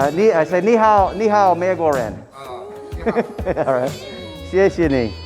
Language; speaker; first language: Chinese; non-native, learner; English